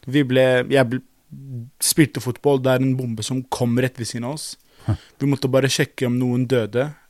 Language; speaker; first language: Norwegian; non-native, fluent; Arabic